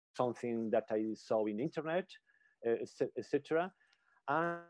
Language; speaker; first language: English; non-native, learner; Spanish